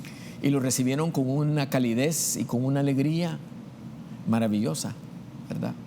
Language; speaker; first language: Spanish; native; Spanish